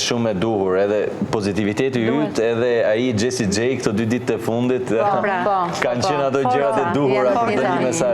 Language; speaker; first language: Albanian; native; Albanian